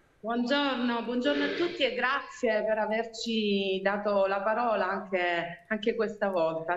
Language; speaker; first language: Italian; native; Italian